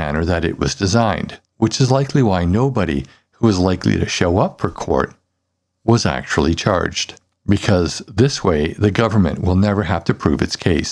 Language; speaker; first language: English; native; English